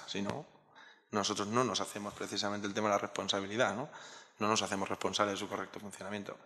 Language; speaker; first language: Spanish; native; Spanish